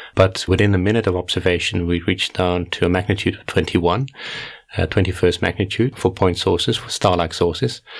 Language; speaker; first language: English; non-native, fluent; Dutch